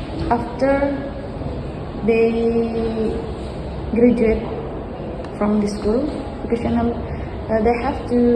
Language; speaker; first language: English; non-native, fluent; Indonesian